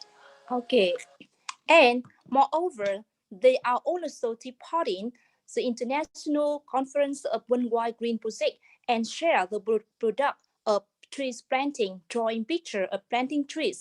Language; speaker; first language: English; non-native, fluent; Vietnamese